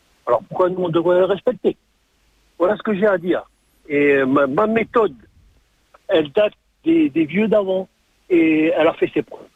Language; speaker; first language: French; native; French